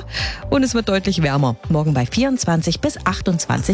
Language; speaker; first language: German; native; German